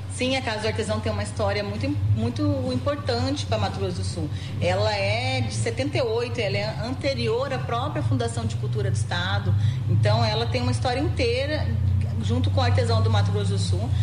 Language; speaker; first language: Portuguese; native; Portuguese